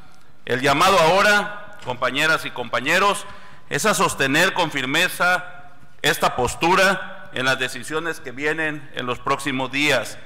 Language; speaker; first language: Spanish; native; Spanish